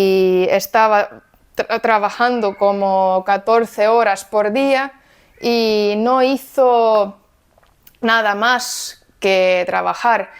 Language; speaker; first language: Spanish; non-native, fluent; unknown